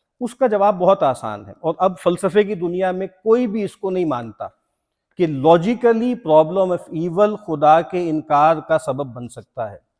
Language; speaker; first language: Urdu; non-native, local second language; Punjabi